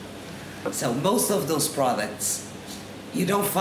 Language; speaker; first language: English; non-native, fluent; Portuguese